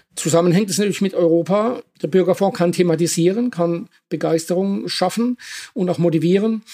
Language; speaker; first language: German; native; German